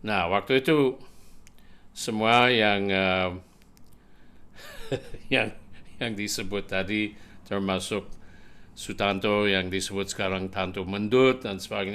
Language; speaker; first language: Indonesian; non-native, fluent; English